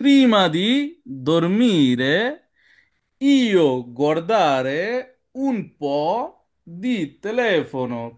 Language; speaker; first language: Italian; non-native, learner; Bangla